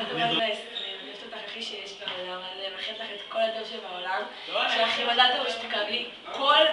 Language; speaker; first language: Hebrew; native; Hebrew